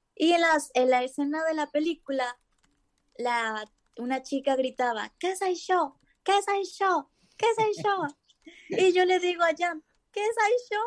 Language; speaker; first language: Catalan; non-native, learner; Spanish